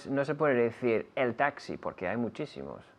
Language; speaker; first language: Spanish; non-native, fluent; English